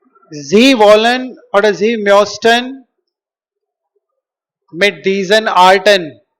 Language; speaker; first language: German; non-native, learner; Hindi